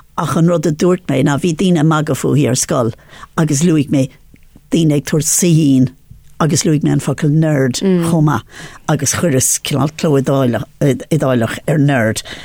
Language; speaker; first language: Irish; non-native, local second language; English